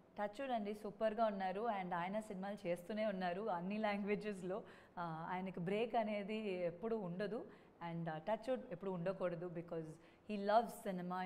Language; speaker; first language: Telugu; non-native, local second language; Tamil